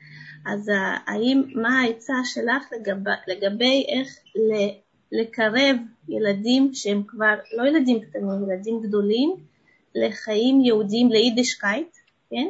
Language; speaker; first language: Hebrew; non-native, fluent; Russian